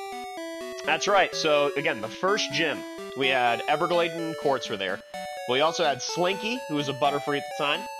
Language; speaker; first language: English; native; English